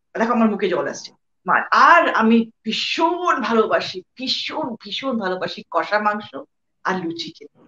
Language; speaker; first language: Bangla; early bilingual, heritage; Bangla